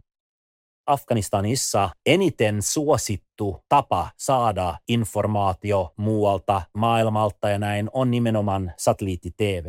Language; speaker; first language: Finnish; early bilingual, other home language; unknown